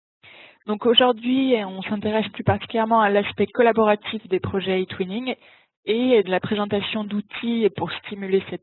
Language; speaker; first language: French; native; French